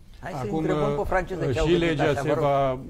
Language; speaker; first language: Romanian; native; Romanian